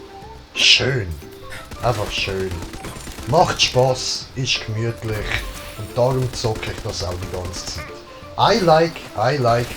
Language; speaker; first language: German; native; German